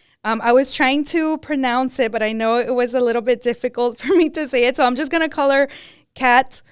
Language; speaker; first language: English; early bilingual, other home language; Spanish